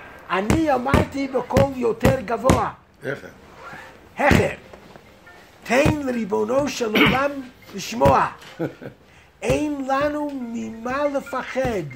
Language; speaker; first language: Hebrew; non-native, fluent; English